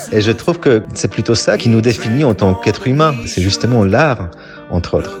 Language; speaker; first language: French; non-native, fluent; Polish